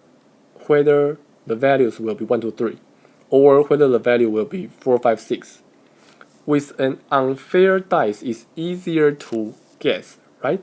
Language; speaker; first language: English; non-native, fluent; Chinese